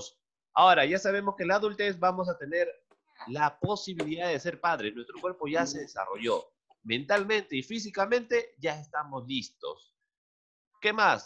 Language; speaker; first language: Spanish; native; Spanish